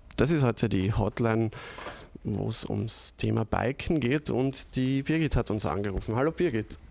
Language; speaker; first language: German; native; German